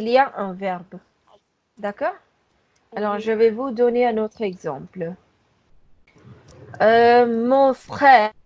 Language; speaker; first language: French; non-native, fluent; Hindi